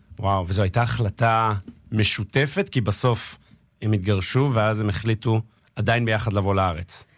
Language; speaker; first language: Hebrew; native; Hebrew